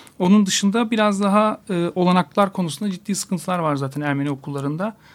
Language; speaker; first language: Turkish; native; Turkish